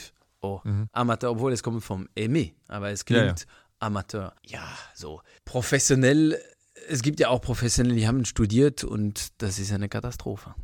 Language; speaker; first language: German; non-native, fluent; French